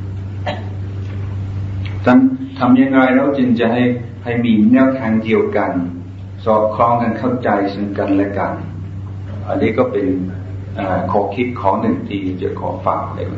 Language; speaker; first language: Thai; non-native, fluent; English